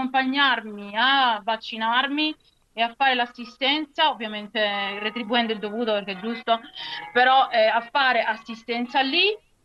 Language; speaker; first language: Italian; native; Italian